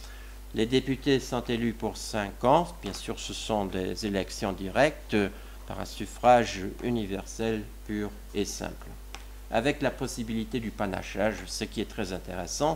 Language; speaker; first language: French; non-native, local second language; Luxembourgish